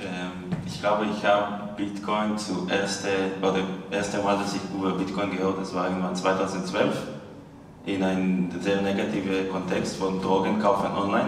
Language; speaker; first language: German; non-native, fluent; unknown